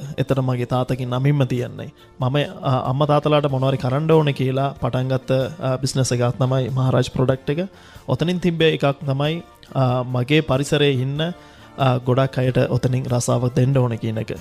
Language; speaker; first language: Sinhala; non-native, local second language; Tamil